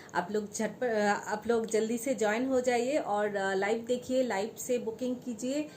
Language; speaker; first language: Hindi; non-native, local second language; Bangla